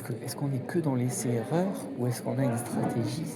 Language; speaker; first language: French; native; French